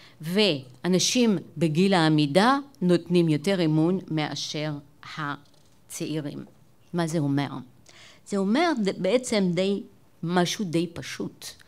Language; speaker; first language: Hebrew; non-native, fluent; French